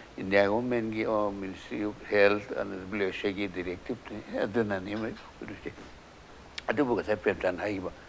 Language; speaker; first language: Manipuri; native; Manipuri